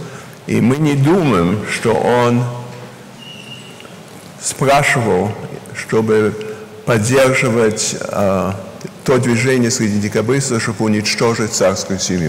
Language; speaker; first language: Russian; early bilingual, heritage; Russian